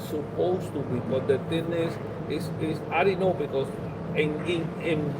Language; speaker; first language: English; non-native, learner; Spanish